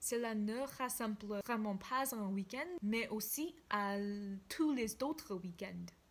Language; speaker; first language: French; non-native, learner; English